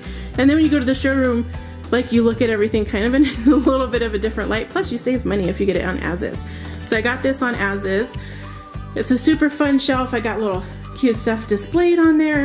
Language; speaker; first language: English; native; English